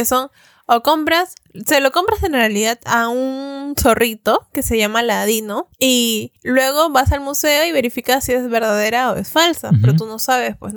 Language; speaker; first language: Spanish; native; Spanish